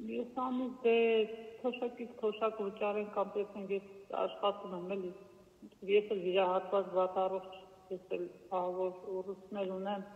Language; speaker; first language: Armenian; native; Armenian